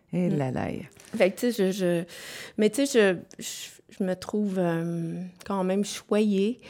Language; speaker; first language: French; native; French